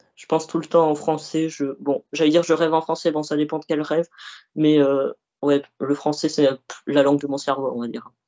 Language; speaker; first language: French; early bilingual, other home language; Arabic